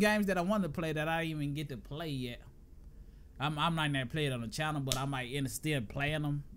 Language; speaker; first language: English; native; English